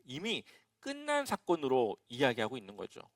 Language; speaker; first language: Korean; native; Korean